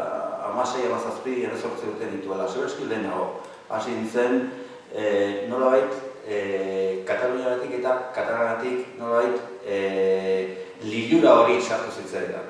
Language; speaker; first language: Basque; native; Basque